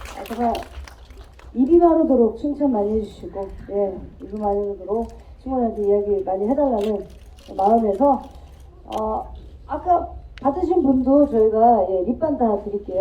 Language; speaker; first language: Korean; native; Korean